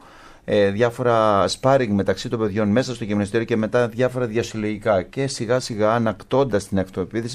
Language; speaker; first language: Greek; native; Greek